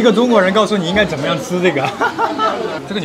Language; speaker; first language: Chinese; native; Chinese